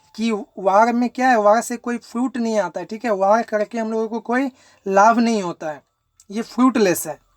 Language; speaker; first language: Hindi; non-native, local second language; Bangla